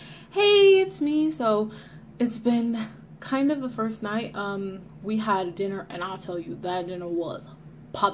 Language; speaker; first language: English; native; English